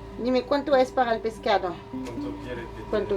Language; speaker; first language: Spanish; non-native, learner; French